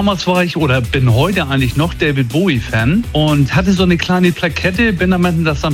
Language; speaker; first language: German; native; German